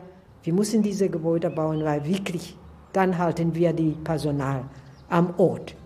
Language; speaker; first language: German; non-native, learner; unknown